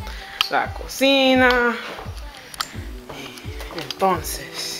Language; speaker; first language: Spanish; non-native, learner; English